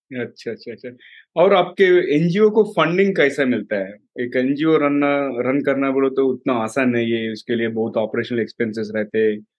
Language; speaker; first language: Hindi; non-native, local second language; Telugu